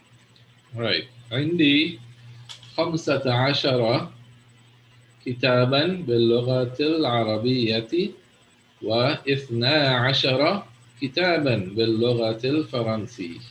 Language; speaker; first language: Arabic; non-native, fluent; English